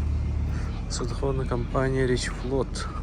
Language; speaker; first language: Russian; native; Russian